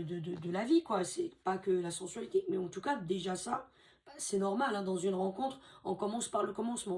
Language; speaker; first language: French; native; French